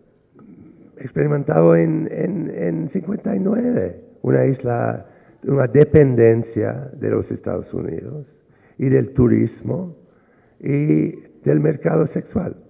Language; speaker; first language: Spanish; non-native, fluent; English